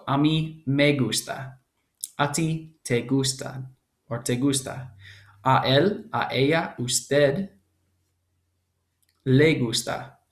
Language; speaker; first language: Spanish; non-native, learner; English